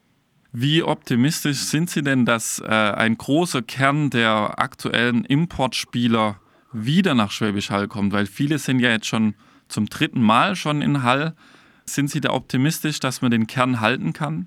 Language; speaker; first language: German; native; German